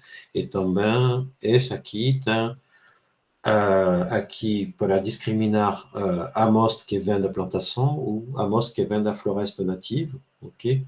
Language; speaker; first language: Portuguese; non-native, fluent; French